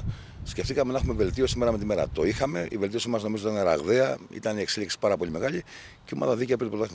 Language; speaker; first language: Greek; native; Greek